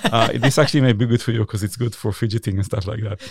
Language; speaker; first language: English; non-native, fluent; Hebrew